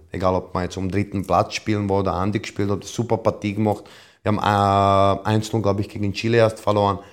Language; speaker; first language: German; non-native, fluent; Croatian